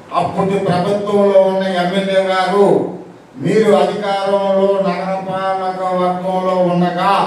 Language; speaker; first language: Telugu; native; Telugu